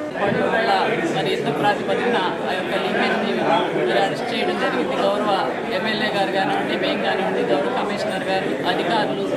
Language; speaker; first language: Telugu; native; Telugu